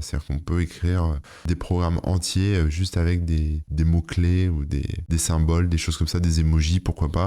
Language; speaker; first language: French; native; French